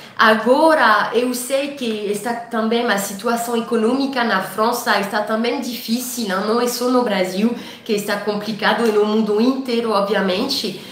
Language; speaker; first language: Portuguese; non-native, fluent; French